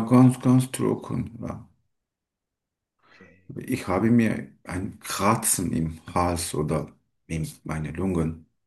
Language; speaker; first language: German; non-native, learner; Turkish